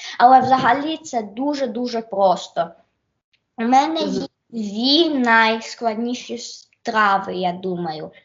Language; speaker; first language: Ukrainian; early bilingual, heritage; Ukrainian